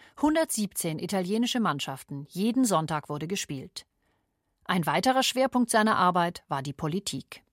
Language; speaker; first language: German; native; German